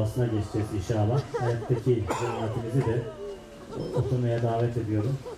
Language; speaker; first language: Turkish; native; Turkish